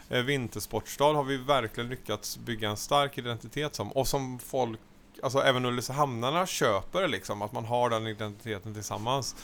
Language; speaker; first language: Swedish; native; Swedish